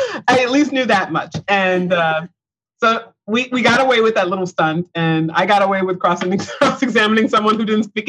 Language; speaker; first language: English; native; English